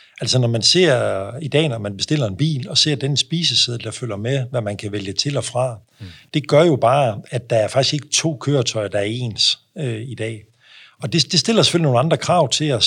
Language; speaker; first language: Danish; native; Danish